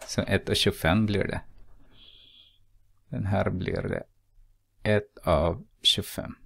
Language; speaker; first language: Swedish; non-native, fluent; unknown